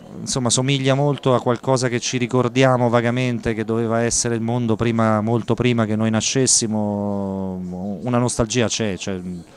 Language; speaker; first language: Italian; native; Italian